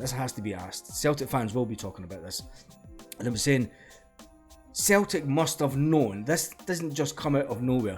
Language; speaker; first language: English; native; English